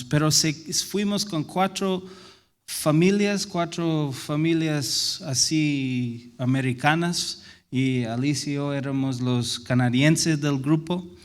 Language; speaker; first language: Spanish; non-native, fluent; English